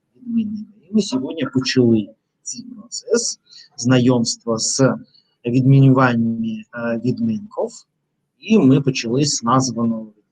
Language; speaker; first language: Ukrainian; non-native, local second language; Russian